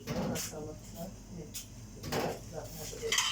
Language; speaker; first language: Russian; non-native, learner; English